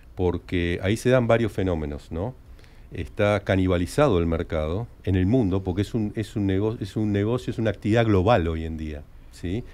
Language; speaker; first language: Spanish; native; Spanish